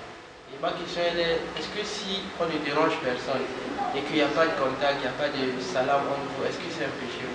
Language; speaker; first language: French; non-native, local second language; Arabic